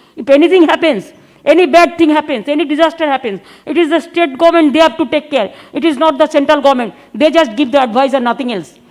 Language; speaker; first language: English; non-native, local second language; Bangla